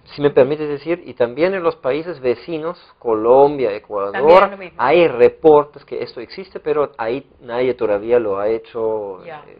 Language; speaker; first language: Spanish; non-native, fluent; German